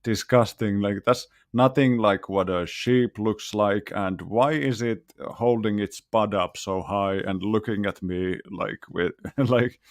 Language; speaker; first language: English; non-native, fluent; Finnish